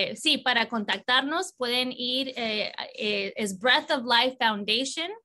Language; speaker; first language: Spanish; early bilingual, heritage; Spanish